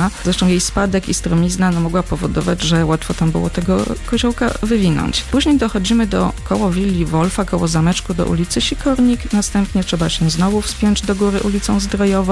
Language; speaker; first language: Polish; native; Polish